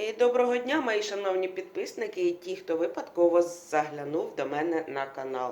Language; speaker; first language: Ukrainian; non-native, local second language; Russian